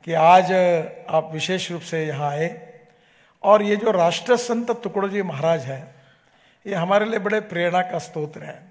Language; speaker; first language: Hindi; non-native, local second language; Marathi